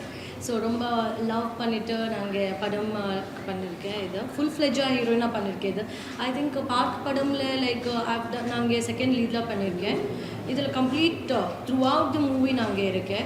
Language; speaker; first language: Tamil; non-native, learner; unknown